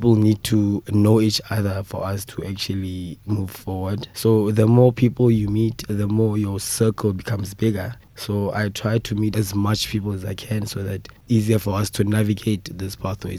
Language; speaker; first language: English; non-native, local second language; Southern Sotho